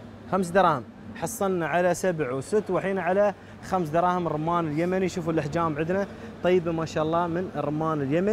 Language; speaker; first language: Arabic; native; Arabic